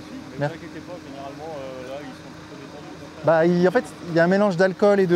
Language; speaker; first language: French; native; French